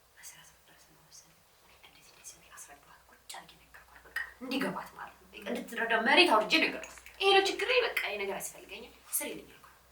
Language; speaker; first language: Amharic; non-native, local second language; Sebat Bet Gurage